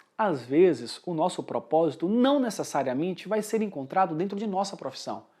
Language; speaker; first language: Portuguese; early bilingual, heritage; Portuguese